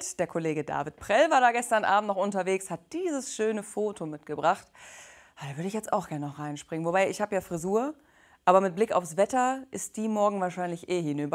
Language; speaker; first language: German; native; German